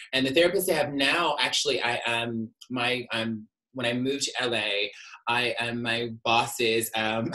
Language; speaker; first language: English; native; English